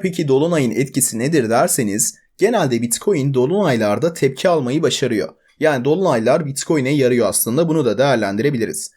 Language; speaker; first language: Turkish; native; Turkish